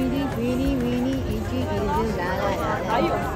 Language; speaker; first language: English; non-native, local second language; Filipino